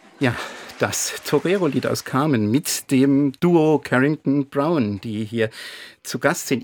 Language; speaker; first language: German; native; German